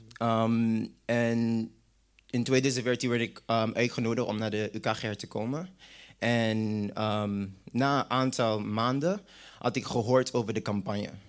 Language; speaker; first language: Dutch; non-native, local second language; English